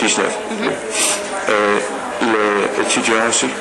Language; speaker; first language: French; non-native, learner; English